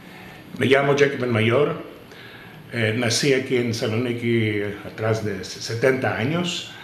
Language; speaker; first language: Spanish; early bilingual, heritage; Ladino